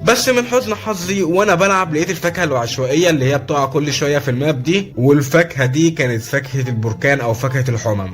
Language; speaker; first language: Arabic; native; Arabic